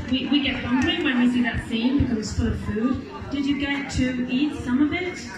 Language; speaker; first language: English; non-native, fluent; Italian